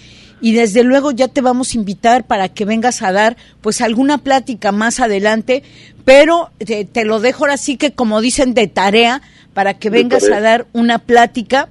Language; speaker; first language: Spanish; native; Spanish